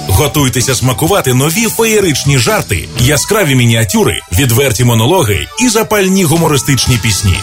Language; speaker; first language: Ukrainian; native; Ukrainian